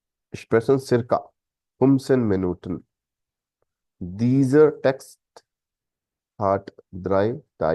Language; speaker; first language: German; non-native, fluent; Hindi